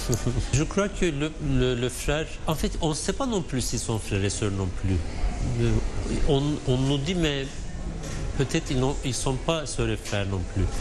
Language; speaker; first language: French; non-native, fluent; Turkish